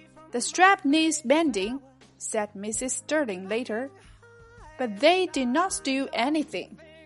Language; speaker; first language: English; non-native, fluent; Chinese